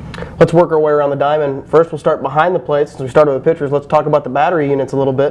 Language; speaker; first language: English; native; English